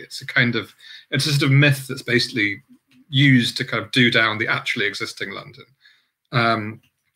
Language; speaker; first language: English; native; English